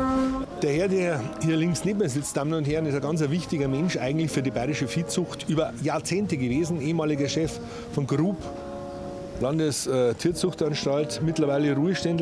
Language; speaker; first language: German; native; German